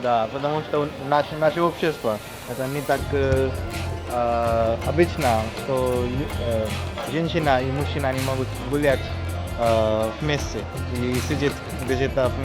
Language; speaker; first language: Russian; non-native, learner; Hindi